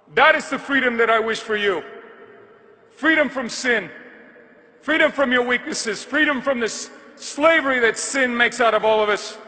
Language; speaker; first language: English; native; English